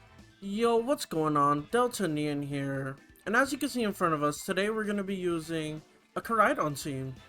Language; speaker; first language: English; native; English